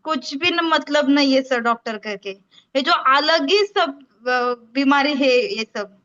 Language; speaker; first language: Hindi; non-native, local second language; Marathi